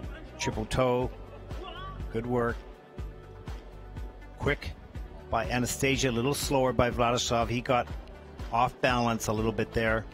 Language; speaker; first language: English; native; English